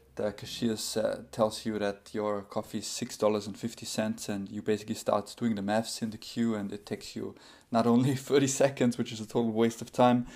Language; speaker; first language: English; non-native, fluent; German